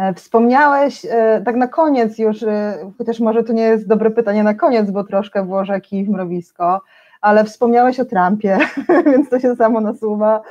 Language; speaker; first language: Polish; native; Polish